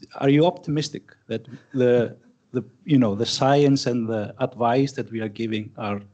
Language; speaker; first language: English; non-native, fluent; Icelandic